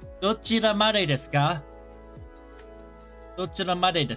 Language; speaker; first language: Japanese; non-native, learner; English